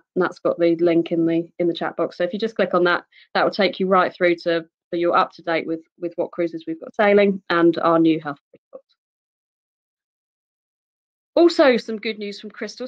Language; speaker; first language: English; native; English